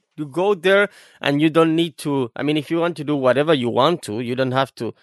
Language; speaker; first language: English; non-native, fluent; Spanish